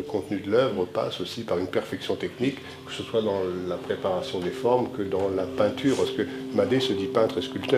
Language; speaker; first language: French; native; French